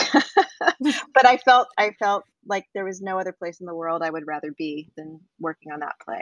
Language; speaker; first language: English; native; English